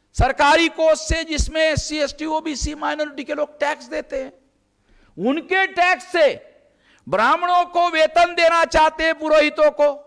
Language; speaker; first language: Hindi; non-native, local second language; Marathi